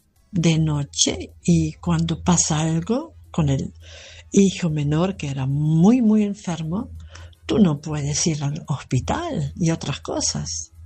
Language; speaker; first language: Spanish; non-native, fluent; German